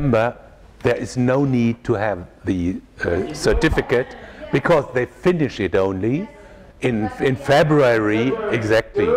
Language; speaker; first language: English; non-native, fluent; German